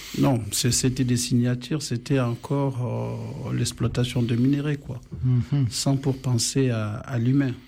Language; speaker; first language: French; non-native, local second language; Lingala